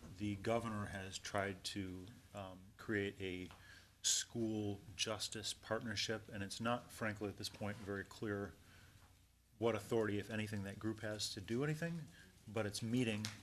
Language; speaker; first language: English; native; English